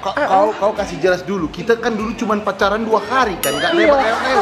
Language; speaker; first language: Indonesian; native; Indonesian